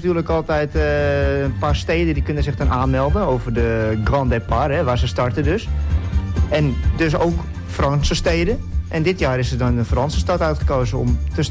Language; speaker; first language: Dutch; native; Dutch